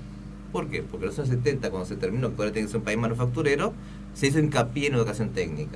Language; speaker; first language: Spanish; early bilingual, other home language; Korean